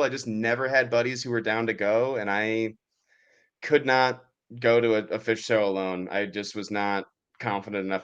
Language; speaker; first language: English; native; English